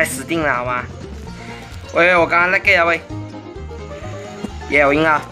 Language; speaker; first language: Chinese; native; Chinese